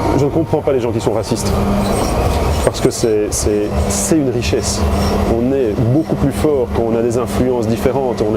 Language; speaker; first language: French; native; French